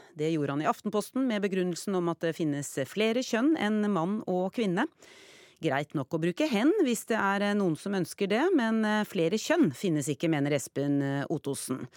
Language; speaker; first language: Norwegian; native; Norwegian